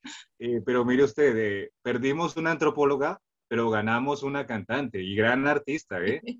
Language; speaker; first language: Spanish; native; Spanish